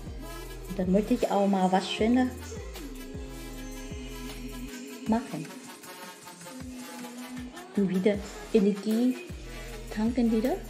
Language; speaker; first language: German; non-native, learner; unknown